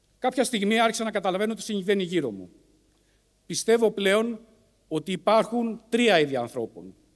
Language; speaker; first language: Greek; native; Greek